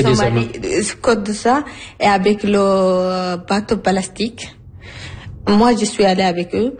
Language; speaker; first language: French; non-native, learner; Arabic